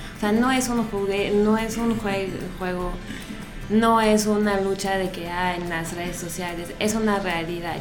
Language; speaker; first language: Spanish; non-native, fluent; French